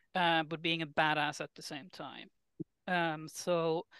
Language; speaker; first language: English; non-native, fluent; Finnish